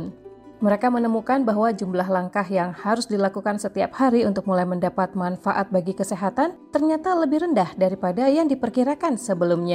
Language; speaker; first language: Indonesian; native; Indonesian